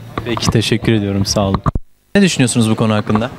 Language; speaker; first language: Turkish; native; Turkish